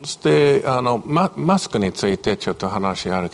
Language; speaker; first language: Japanese; non-native, fluent; English